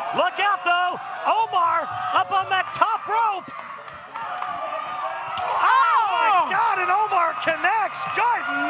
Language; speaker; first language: English; native; English